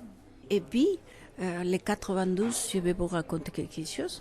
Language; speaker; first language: French; non-native, fluent; Quechua